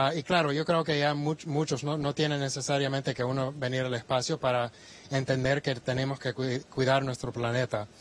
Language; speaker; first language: Spanish; early bilingual, heritage; Spanish